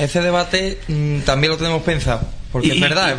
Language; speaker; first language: Spanish; native; Spanish